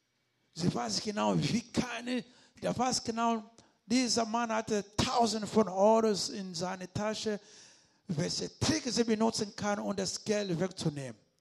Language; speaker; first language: German; non-native, learner; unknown